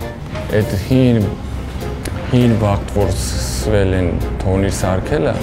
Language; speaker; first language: Armenian; early bilingual, heritage; Armenian